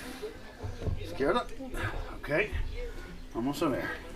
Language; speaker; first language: Spanish; non-native, learner; English